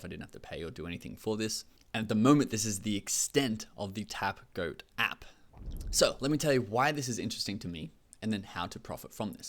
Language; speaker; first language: English; native; English